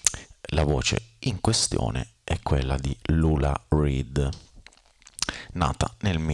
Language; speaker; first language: Italian; native; Italian